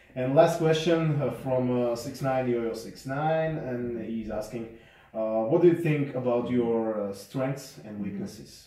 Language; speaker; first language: English; non-native, learner; Slovak